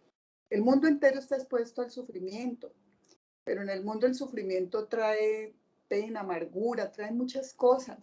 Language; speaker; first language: Spanish; native; Spanish